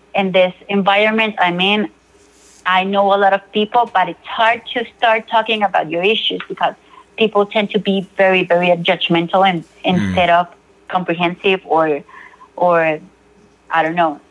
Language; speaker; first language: English; non-native, fluent; Spanish